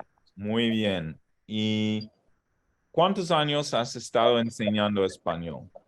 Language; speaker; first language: Spanish; non-native, fluent; English